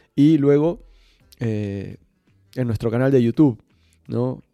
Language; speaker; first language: Spanish; native; Spanish